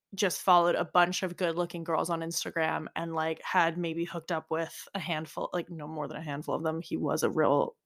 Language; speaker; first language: English; native; English